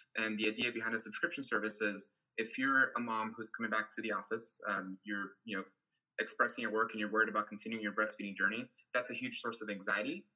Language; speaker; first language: English; non-native, fluent; Portuguese